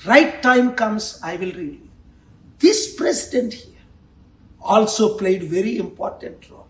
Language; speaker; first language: English; non-native, local second language; Telugu